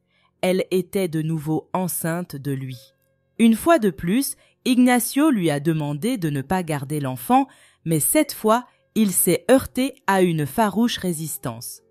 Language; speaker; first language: French; native; French